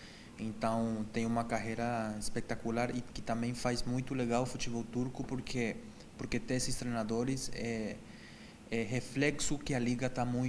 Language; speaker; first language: Portuguese; non-native, fluent; Spanish